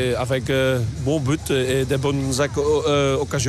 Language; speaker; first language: French; non-native, local second language; Dutch